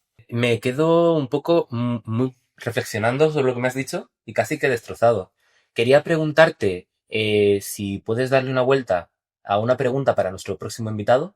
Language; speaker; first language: Spanish; native; Spanish